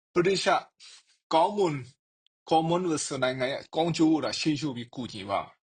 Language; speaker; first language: Burmese; non-native, local second language; Kachin